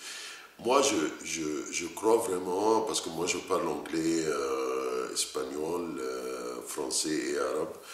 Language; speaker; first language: French; non-native, fluent; Arabic